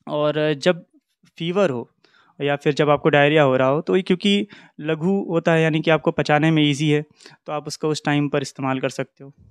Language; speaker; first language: Hindi; native; Hindi